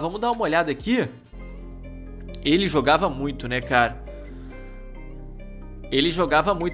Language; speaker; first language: Portuguese; native; Portuguese